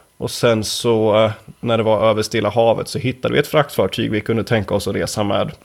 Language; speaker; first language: Swedish; native; Swedish